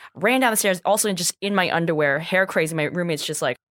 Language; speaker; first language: English; native; English